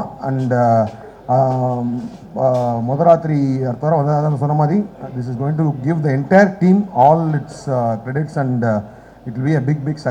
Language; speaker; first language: Tamil; native; Tamil